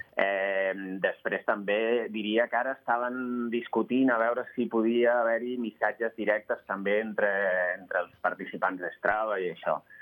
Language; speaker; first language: Catalan; native; Catalan